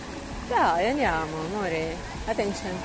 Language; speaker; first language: Italian; non-native, learner; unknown